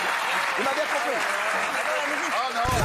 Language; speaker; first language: French; native; French